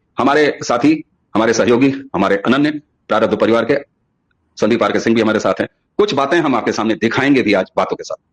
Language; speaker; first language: Hindi; native; Hindi